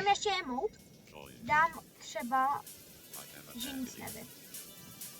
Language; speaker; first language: Czech; early bilingual, other home language; Russian